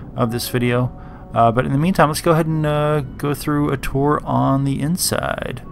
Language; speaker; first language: English; native; English